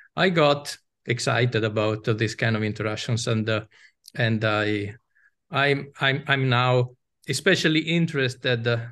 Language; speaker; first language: English; non-native, fluent; Italian